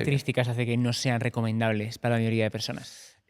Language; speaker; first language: Spanish; native; Spanish